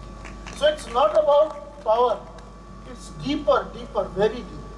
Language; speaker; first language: English; non-native, local second language; Bangla